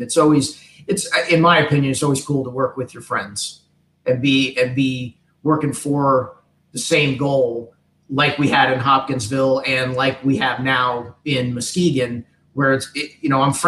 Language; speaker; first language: English; native; English